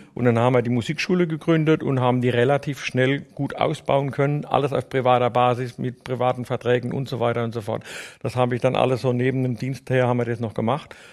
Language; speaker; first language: German; native; German